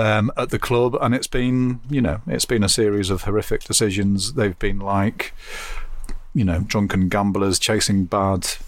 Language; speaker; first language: English; native; English